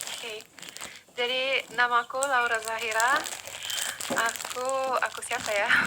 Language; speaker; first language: Indonesian; non-native, fluent; Finnish